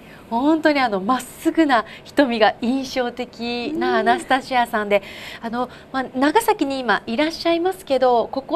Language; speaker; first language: Japanese; native; Japanese